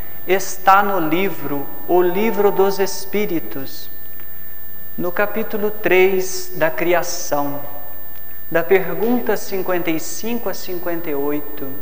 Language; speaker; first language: Portuguese; native; Portuguese